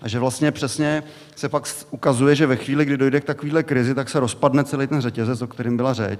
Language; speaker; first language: Czech; native; Czech